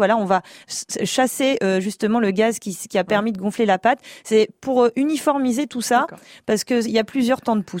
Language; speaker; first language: French; native; French